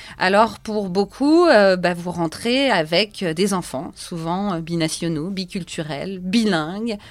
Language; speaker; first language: French; native; French